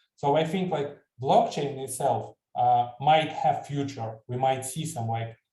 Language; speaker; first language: English; non-native, fluent; Estonian